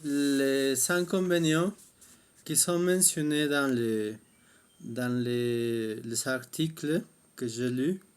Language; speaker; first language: French; non-native, fluent; Spanish